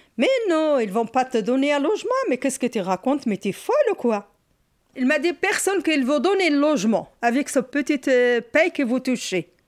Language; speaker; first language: French; non-native, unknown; Arabic